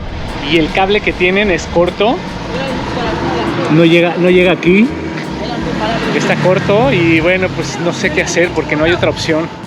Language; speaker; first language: Spanish; native; Spanish